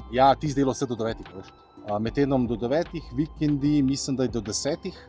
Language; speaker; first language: Slovenian; early bilingual, other home language; Bosnian